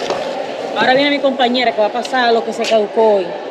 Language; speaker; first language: Spanish; native; Spanish